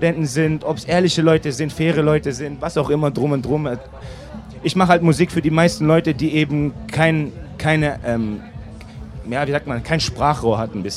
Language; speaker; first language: German; native; German